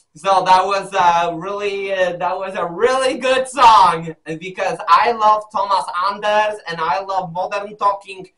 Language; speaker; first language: English; non-native, learner; Polish